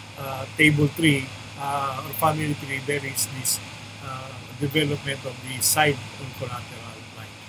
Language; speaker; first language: English; non-native, local second language; Filipino